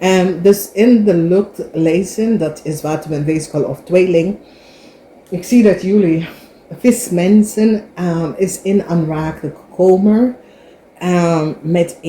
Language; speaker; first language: Dutch; non-native, fluent; English